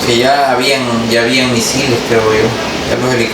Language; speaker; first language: Spanish; native; Spanish